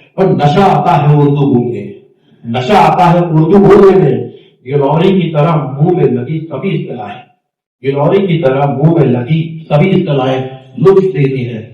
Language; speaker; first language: Urdu; non-native, local second language; Marathi